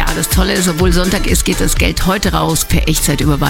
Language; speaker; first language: German; native; German